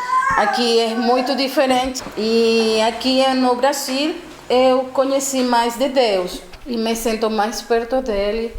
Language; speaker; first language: Portuguese; non-native, learner; Spanish